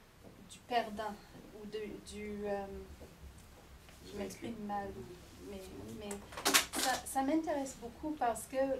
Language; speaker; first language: French; non-native, fluent; English